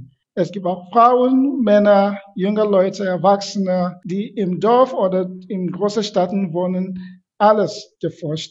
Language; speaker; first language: German; non-native, fluent; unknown